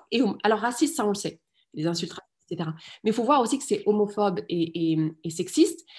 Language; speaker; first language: French; early bilingual, other home language; Riffian